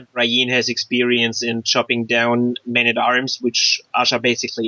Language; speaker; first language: English; non-native, fluent; German